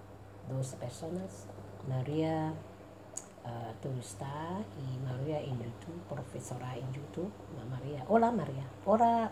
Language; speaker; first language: Spanish; non-native, learner; Thai